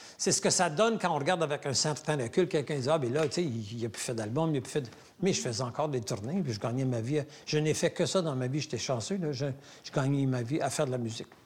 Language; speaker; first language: French; native; French